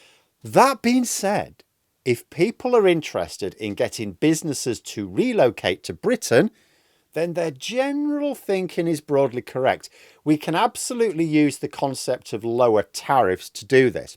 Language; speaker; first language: English; native; English